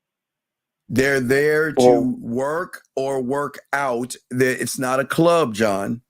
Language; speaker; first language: English; native; English